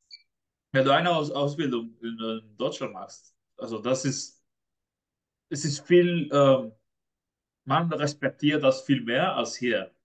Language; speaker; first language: German; non-native, fluent; Spanish